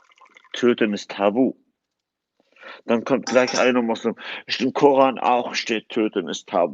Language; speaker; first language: German; non-native, fluent; Kurdish